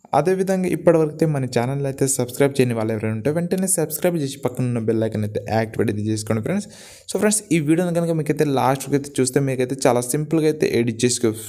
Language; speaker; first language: Telugu; non-native, local second language; Gondi